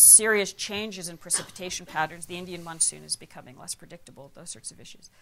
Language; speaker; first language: English; native; English